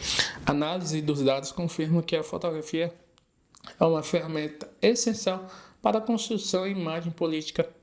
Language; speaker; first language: Portuguese; native; Portuguese